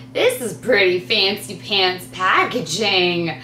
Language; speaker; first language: English; native; English